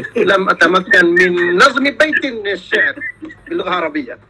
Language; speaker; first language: Arabic; non-native, fluent; Malay